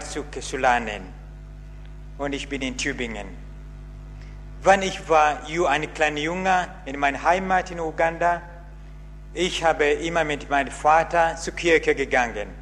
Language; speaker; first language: German; non-native, learner; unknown